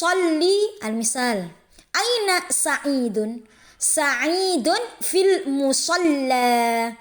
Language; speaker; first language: Arabic; non-native, fluent; Indonesian